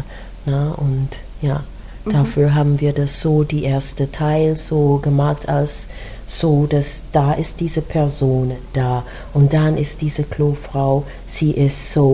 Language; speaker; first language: German; non-native, learner; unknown